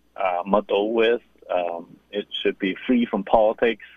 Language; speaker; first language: English; non-native, local second language; Cantonese